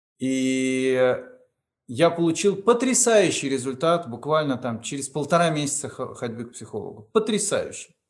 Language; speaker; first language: Russian; native; Russian